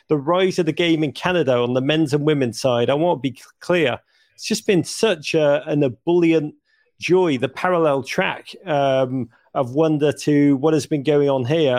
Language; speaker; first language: English; native; English